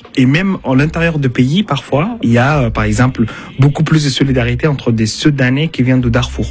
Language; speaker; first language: French; non-native, fluent; Arabic